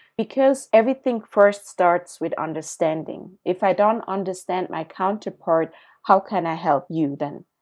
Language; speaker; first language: English; early bilingual, other home language; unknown